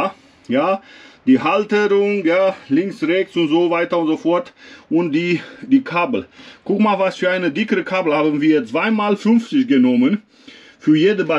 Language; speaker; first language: German; non-native, learner; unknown